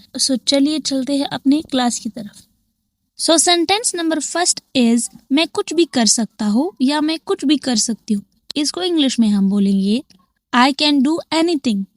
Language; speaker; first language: Hindi; native; Hindi